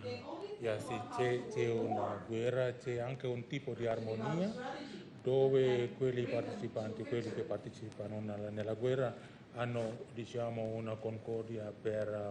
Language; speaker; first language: Italian; non-native, fluent; Indonesian